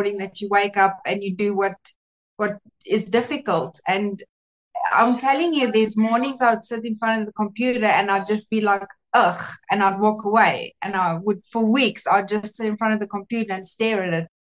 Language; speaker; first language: English; non-native, local second language; Afrikaans